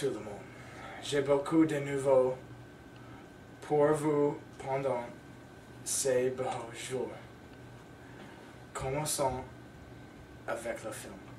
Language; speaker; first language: French; non-native, learner; English